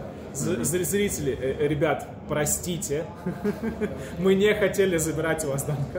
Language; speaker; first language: Russian; native; Russian